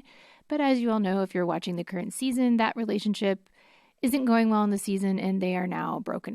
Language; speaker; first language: English; native; English